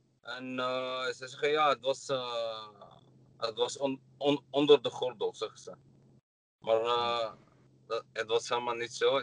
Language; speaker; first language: Dutch; non-native, learner; Arabic